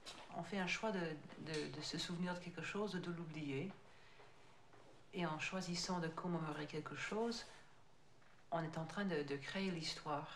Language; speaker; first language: French; non-native, fluent; English